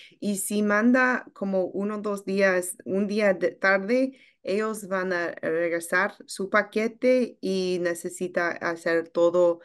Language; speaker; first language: Spanish; non-native, learner; English